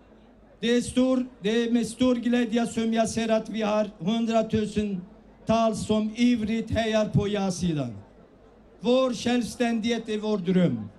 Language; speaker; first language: Swedish; early bilingual, other home language; Kurdish